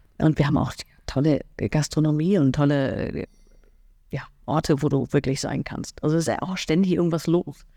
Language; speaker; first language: German; native; German